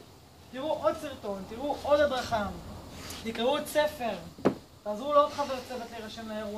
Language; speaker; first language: Hebrew; native; Hebrew